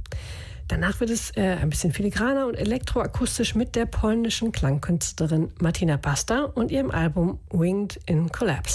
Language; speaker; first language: German; native; German